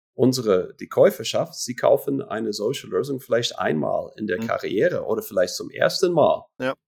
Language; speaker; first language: German; non-native, fluent; English